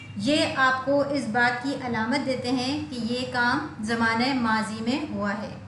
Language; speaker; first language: Urdu; native; Urdu